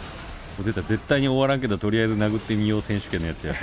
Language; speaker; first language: Japanese; native; Japanese